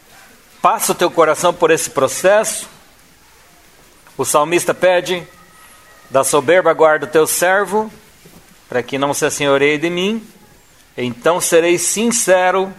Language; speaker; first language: Portuguese; native; Portuguese